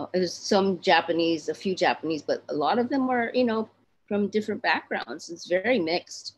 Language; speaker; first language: English; native; English